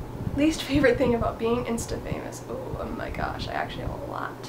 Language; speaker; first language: English; native; English